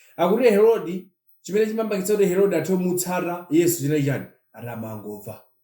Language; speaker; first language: Nyanja; non-native, local second language; Tumbuka